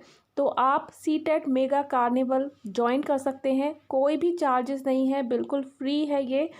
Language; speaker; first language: Hindi; native; Hindi